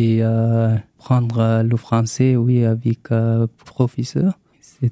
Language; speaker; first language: French; non-native, learner; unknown